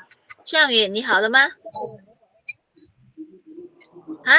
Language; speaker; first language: Chinese; non-native, fluent; Filipino